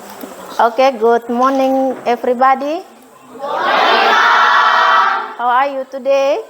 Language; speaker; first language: English; non-native, fluent; Indonesian